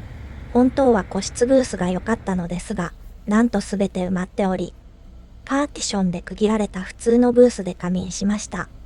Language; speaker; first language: Japanese; native; Japanese